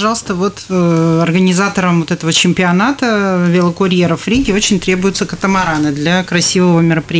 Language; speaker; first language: Russian; native; Russian